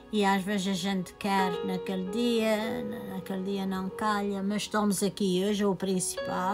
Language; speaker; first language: Portuguese; native; Portuguese